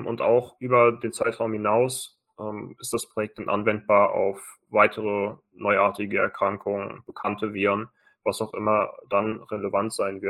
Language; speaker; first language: German; native; German